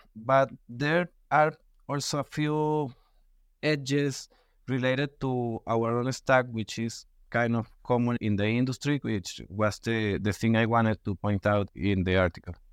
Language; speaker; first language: English; non-native, fluent; Spanish